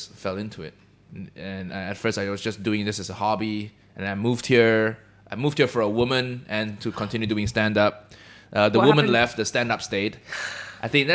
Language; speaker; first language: English; non-native, local second language; Cantonese